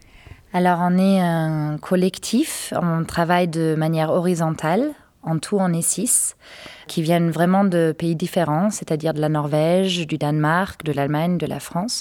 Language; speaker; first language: French; non-native, fluent; German